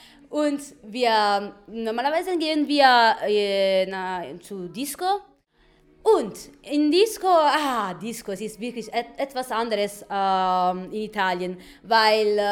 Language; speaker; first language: German; non-native, learner; Italian